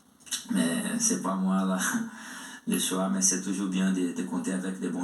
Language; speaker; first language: French; non-native, learner; Portuguese